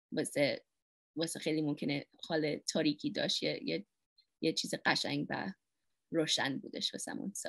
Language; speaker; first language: Persian; early bilingual, heritage; Persian